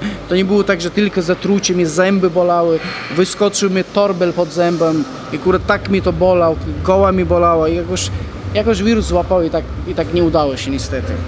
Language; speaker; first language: Polish; non-native, fluent; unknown